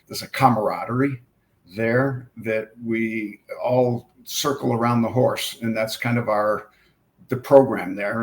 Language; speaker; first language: English; native; English